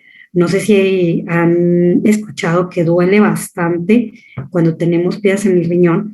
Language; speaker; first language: Spanish; native; Spanish